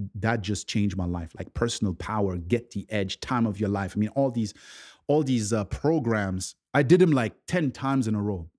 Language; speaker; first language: English; early bilingual, other home language; French